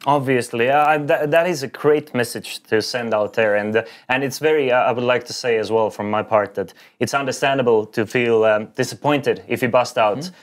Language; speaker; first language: English; non-native, fluent; Estonian